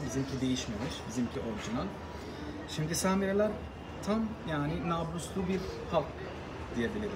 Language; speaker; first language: Turkish; non-native, learner; Arabic